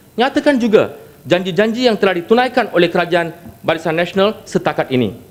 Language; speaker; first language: Malay; non-native, local second language; Tamil